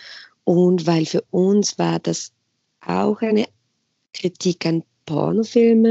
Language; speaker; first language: German; non-native, fluent; Spanish